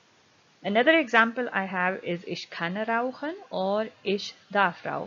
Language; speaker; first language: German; non-native, fluent; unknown